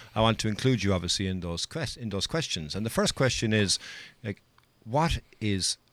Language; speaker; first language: English; native; English